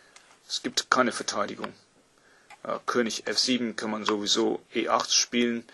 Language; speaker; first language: German; non-native, fluent; English